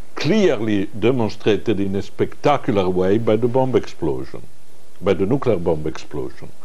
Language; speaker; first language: English; non-native, fluent; Italian